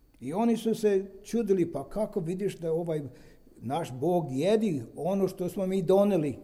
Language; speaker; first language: Serbian; non-native, fluent; Romanian